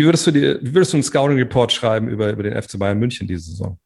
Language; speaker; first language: German; native; German